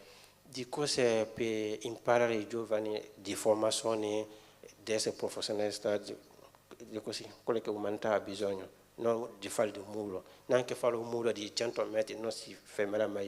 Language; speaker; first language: Italian; non-native, fluent; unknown